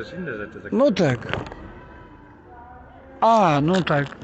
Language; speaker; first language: Polish; non-native, learner; Russian